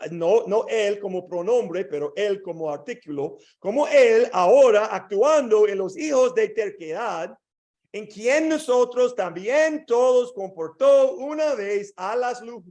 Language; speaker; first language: Spanish; non-native, learner; English